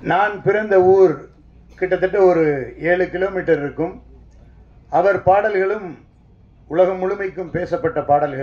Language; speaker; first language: Tamil; native; Tamil